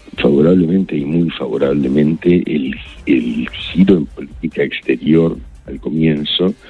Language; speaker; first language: Spanish; native; Spanish